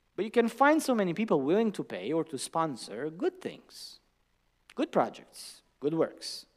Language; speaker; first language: English; non-native, fluent; Romanian